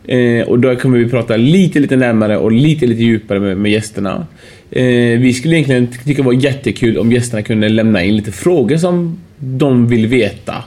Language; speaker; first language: Swedish; early bilingual, other home language; Persian